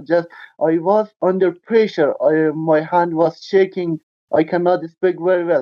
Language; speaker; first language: English; non-native, learner; Persian